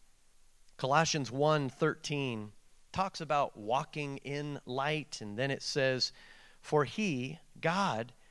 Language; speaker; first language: English; native; English